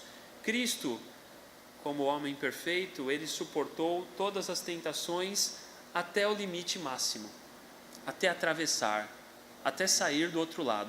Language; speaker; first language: Portuguese; native; Portuguese